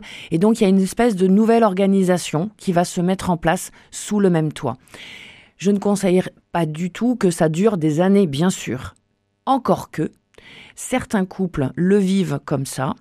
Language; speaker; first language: French; native; French